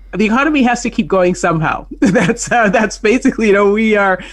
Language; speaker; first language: English; native; English